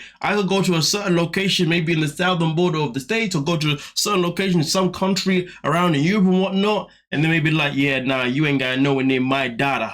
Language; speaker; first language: English; native; English